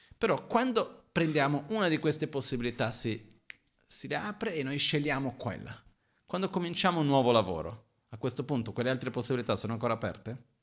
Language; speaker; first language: Italian; non-native, fluent; Portuguese